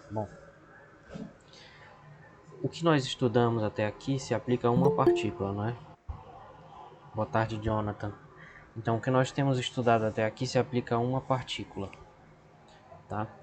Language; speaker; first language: Portuguese; native; Portuguese